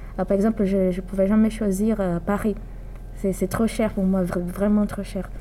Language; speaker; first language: French; non-native, fluent; Portuguese